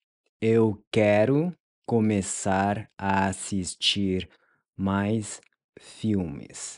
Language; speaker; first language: Portuguese; non-native, fluent; English